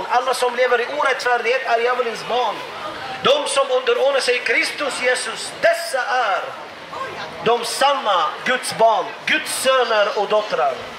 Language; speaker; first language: Swedish; non-native, fluent; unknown